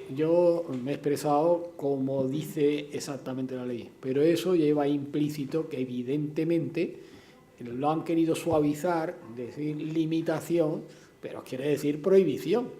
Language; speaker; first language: Spanish; native; Spanish